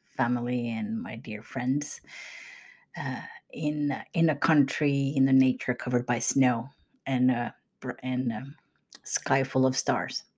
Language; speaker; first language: English; non-native, fluent; Swedish